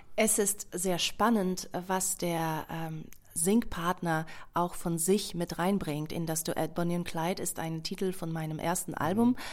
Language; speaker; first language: German; non-native, fluent; Russian